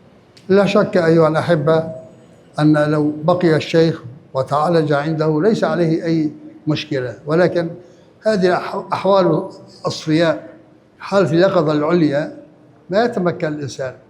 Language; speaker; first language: Arabic; native; Arabic